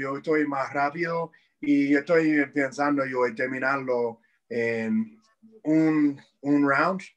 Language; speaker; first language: Spanish; early bilingual, heritage; Spanish